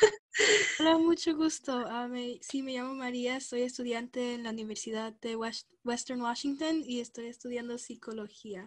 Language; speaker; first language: Spanish; early bilingual, other home language; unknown